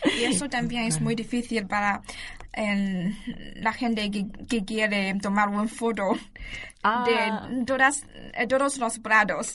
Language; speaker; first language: Spanish; non-native, learner; Chinese